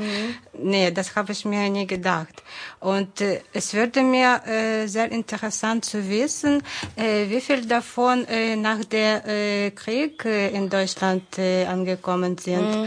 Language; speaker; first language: German; non-native, fluent; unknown